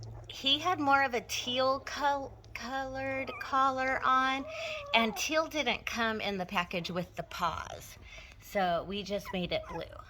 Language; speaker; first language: English; native; English